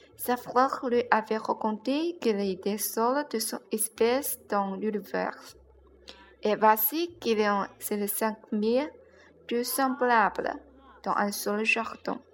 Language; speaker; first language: French; non-native, learner; Chinese